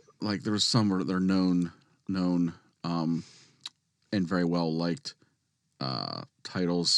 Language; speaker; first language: English; native; English